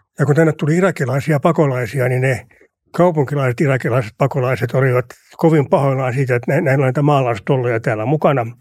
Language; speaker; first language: Finnish; native; Finnish